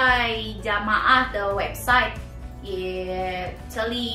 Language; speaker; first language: Chinese; non-native, learner; Indonesian